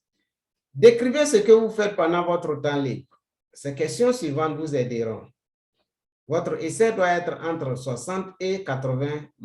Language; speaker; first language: French; non-native, fluent; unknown